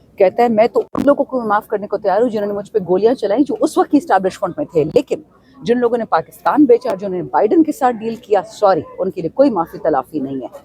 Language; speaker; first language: Urdu; non-native, local second language; Pashto